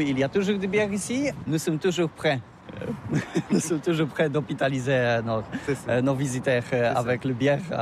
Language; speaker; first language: French; non-native, learner; Polish